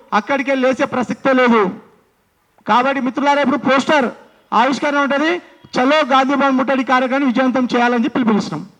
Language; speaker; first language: Telugu; non-native, local second language; Lambadi